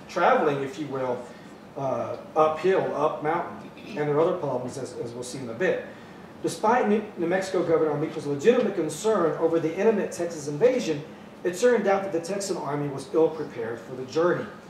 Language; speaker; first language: English; native; English